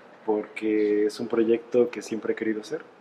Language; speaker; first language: Spanish; native; Spanish